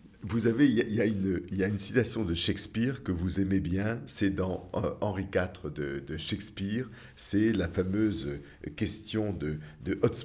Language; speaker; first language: French; native; French